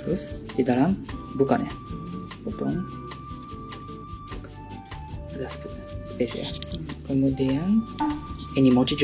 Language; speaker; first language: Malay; non-native, learner; Japanese